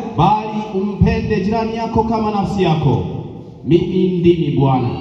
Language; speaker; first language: Swahili; non-native, local second language; Sukuma